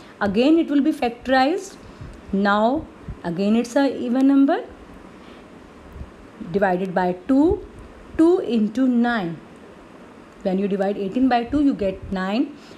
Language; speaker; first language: English; non-native, local second language; Hindi